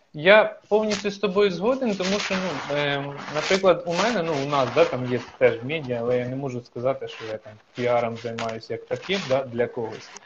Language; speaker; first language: Ukrainian; native; Ukrainian